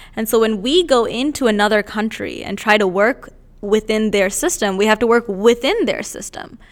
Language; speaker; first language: English; native; English